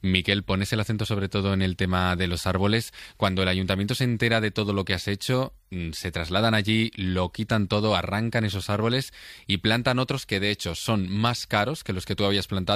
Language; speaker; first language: Spanish; native; Spanish